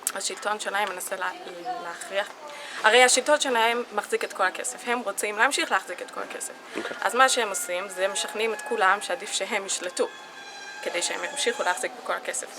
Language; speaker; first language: Hebrew; native; Hebrew